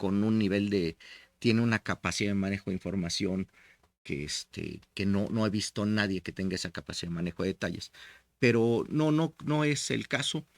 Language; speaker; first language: Spanish; native; Spanish